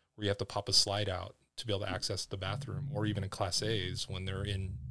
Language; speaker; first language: English; native; English